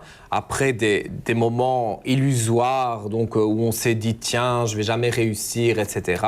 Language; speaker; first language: French; native; French